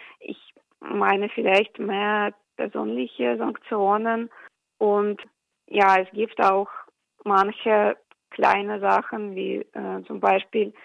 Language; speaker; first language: German; non-native, fluent; Russian